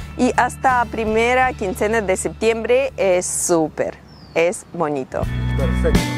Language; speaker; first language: Spanish; non-native, fluent; Ukrainian